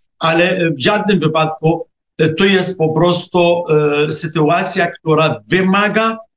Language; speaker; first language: Polish; non-native, fluent; Arabic